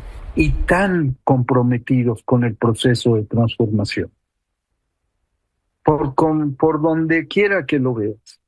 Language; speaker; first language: Spanish; native; Spanish